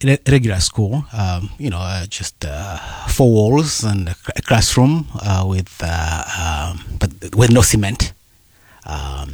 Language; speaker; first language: English; non-native, fluent; Rundi